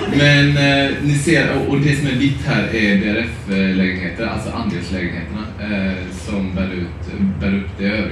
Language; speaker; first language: Swedish; native; Swedish